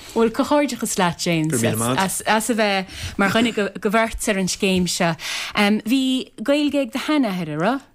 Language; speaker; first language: Irish; native; Irish